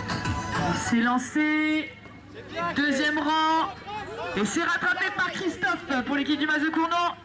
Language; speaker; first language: French; native; French